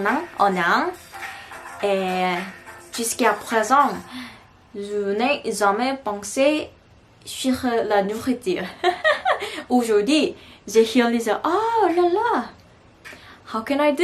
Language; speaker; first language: French; non-native, learner; Korean